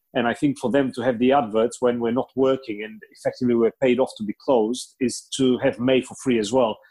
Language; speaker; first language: English; non-native, fluent; Bulgarian